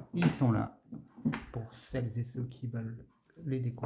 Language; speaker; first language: French; native; French